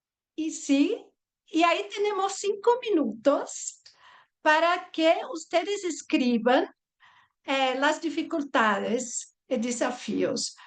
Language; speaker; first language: Spanish; non-native, fluent; Portuguese